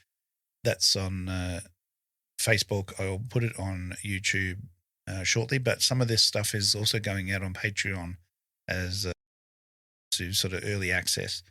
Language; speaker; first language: English; native; English